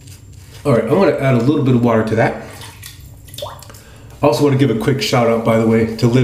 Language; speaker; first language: English; native; English